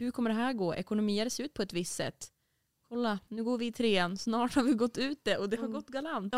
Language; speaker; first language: Swedish; native; Swedish